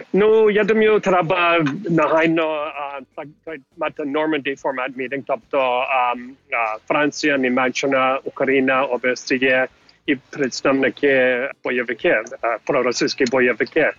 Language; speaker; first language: Ukrainian; early bilingual, heritage; English